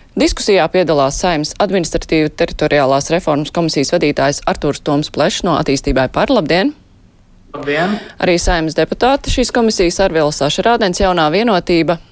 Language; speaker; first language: Latvian; native; Latvian